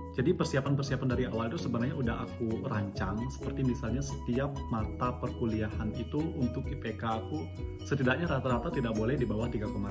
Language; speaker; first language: Indonesian; non-native, local second language; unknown